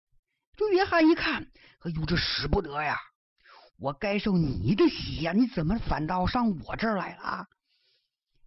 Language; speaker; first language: Chinese; native; Chinese